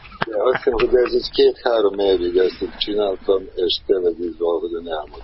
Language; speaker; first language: Hungarian; non-native, fluent; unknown